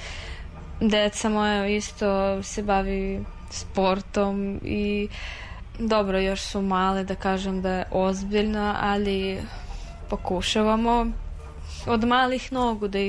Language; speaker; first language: Serbian; non-native, fluent; Russian